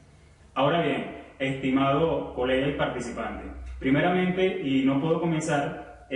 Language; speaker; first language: Spanish; native; Spanish